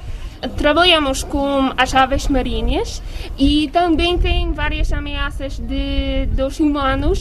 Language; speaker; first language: Portuguese; non-native, learner; English